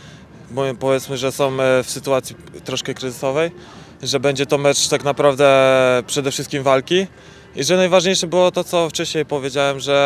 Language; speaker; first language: Polish; native; Polish